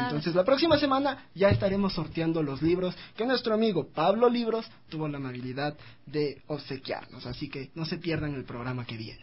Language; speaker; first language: Spanish; native; Spanish